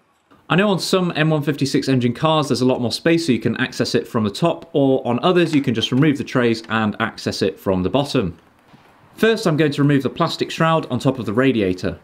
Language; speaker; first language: English; native; English